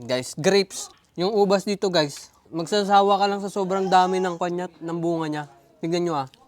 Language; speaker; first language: Filipino; native; Filipino